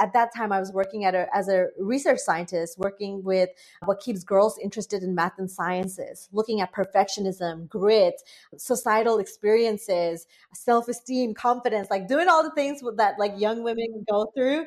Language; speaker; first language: English; non-native, local second language; Bangla